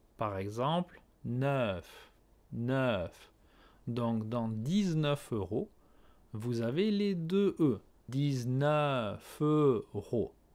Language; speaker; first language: French; native; French